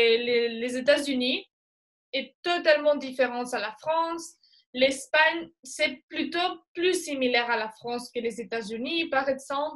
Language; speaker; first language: French; non-native, fluent; Spanish